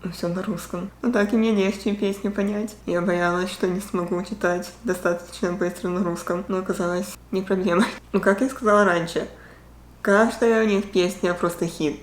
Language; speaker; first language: Russian; early bilingual, heritage; Russian